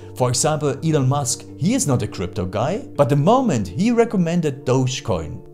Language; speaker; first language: English; non-native, fluent; German